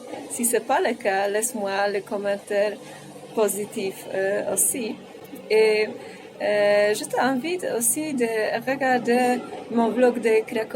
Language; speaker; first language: French; non-native, fluent; Polish